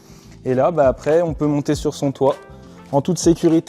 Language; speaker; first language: French; native; French